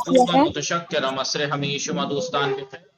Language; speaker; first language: Persian; non-native, fluent; Urdu